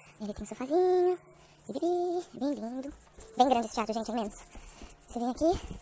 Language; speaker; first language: Portuguese; native; Portuguese